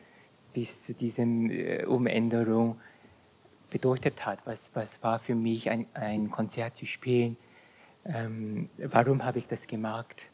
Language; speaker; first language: German; non-native, fluent; Korean